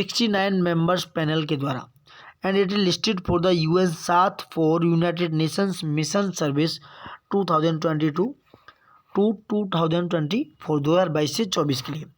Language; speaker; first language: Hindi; native; Hindi